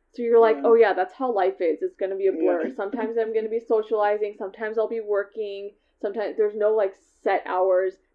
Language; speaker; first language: English; native; English